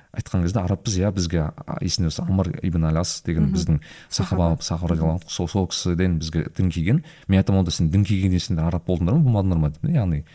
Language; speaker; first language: Kazakh; native; Kazakh